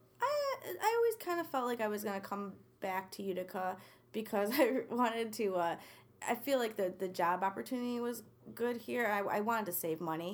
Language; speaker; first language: English; native; English